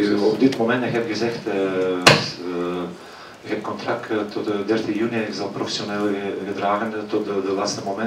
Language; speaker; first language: Dutch; non-native, fluent; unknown